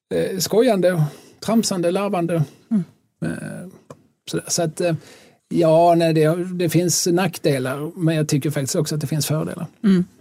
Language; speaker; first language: Swedish; native; Swedish